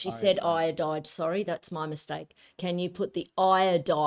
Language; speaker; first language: English; native; English